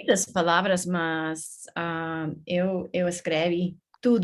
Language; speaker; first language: Portuguese; non-native, learner; English